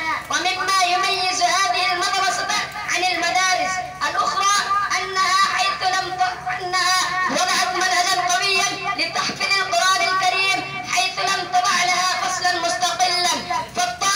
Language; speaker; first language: Arabic; non-native, learner; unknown